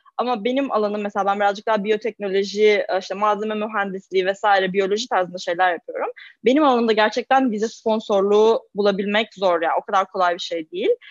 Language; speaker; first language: Turkish; native; Turkish